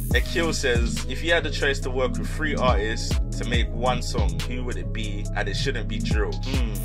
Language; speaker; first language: English; native; English